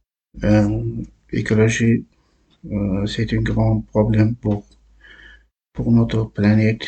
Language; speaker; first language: French; non-native, learner; Uzbek